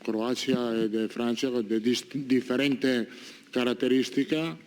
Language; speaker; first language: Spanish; non-native, fluent; Italian